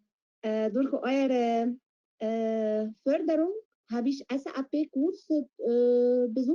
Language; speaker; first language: German; non-native, fluent; Arabic